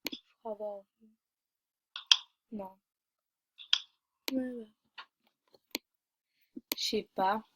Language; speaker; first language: French; native; French